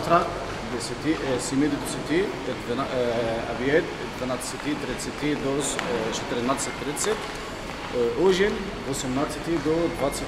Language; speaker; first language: Russian; non-native, learner; Arabic